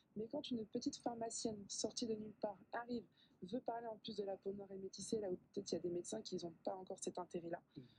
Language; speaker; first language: French; native; French